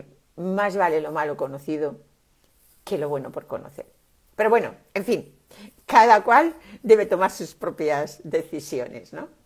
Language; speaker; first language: Spanish; native; Spanish